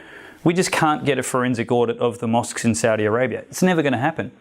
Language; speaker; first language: English; native; English